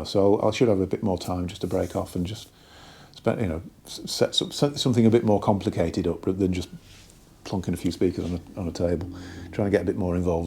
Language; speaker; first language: English; native; English